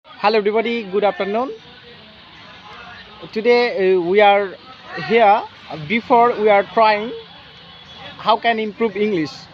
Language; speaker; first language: English; non-native, learner; Bangla